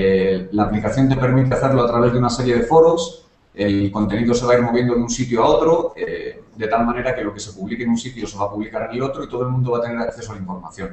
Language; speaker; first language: Spanish; native; Spanish